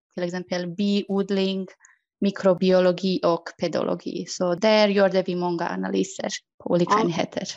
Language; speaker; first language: Swedish; non-native, fluent; Croatian